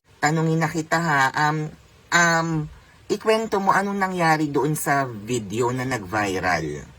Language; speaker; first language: Filipino; native; Filipino